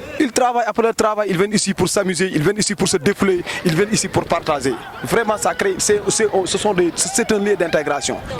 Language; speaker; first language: French; non-native, local second language; Wolof